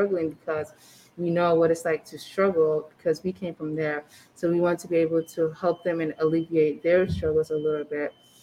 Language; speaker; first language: English; early bilingual, other home language; Arabic